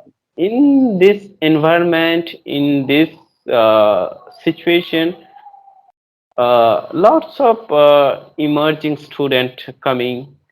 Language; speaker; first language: English; non-native, learner; Bangla